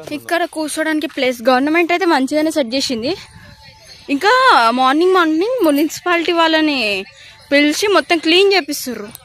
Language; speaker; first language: Telugu; non-native, local second language; Lambadi